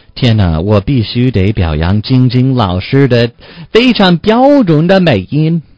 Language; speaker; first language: Chinese; non-native, learner; English